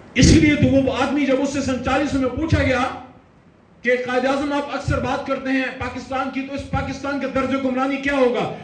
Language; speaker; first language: Urdu; non-native, local second language; Pashto